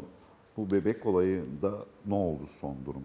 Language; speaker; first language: Turkish; native; Turkish